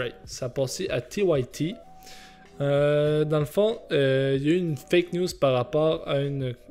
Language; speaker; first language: French; native; French